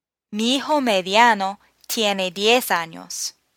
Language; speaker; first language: Spanish; non-native, fluent; English